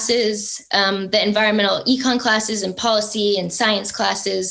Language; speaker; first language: English; native; English